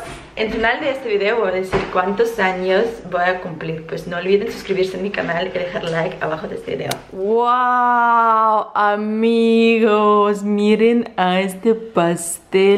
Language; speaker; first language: Spanish; non-native, fluent; Russian